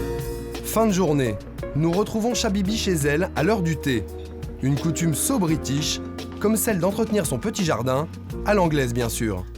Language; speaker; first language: French; native; French